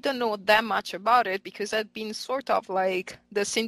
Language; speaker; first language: English; non-native, fluent; Italian